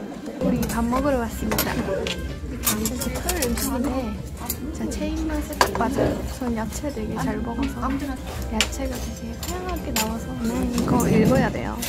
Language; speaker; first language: Korean; non-native, fluent; Estonian